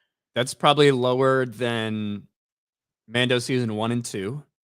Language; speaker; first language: English; native; English